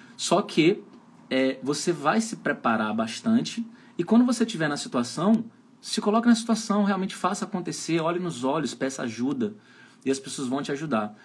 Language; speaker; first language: Portuguese; native; Portuguese